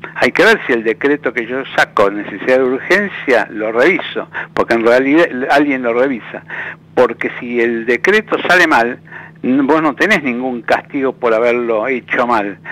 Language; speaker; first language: Spanish; native; Spanish